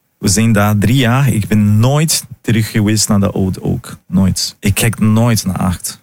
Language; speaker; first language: Dutch; non-native, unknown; Portuguese